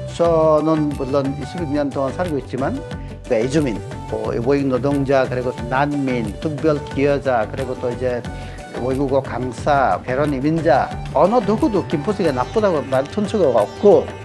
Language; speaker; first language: Korean; non-native, fluent; Bangla